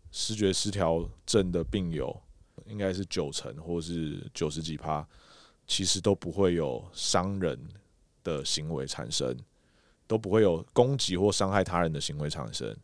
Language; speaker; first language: Chinese; native; Chinese